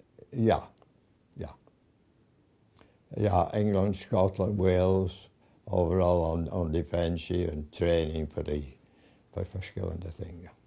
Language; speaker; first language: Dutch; non-native, learner; English